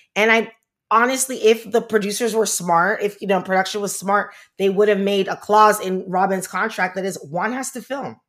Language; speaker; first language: English; native; English